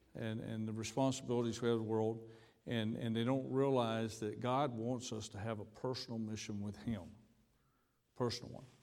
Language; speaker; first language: English; native; English